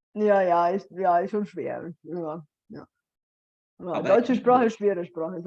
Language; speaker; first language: German; non-native, fluent; Bulgarian